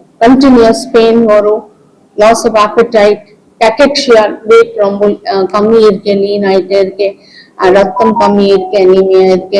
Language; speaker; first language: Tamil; non-native, local second language; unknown